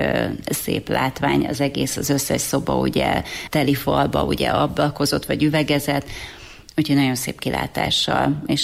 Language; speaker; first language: Hungarian; native; Hungarian